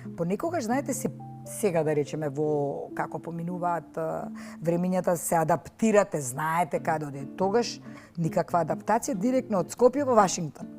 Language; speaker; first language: Macedonian; native; Macedonian